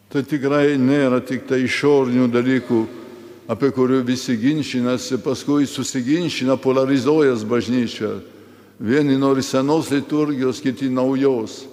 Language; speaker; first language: Lithuanian; early bilingual, heritage; Lithuanian